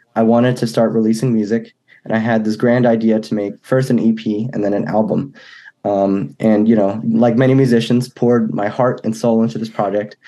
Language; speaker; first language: English; native; English